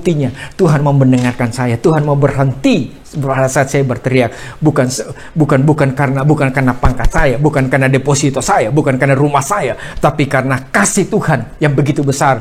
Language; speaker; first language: Indonesian; native; Indonesian